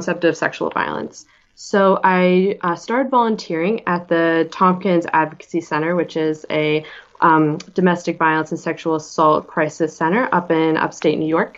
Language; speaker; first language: English; native; English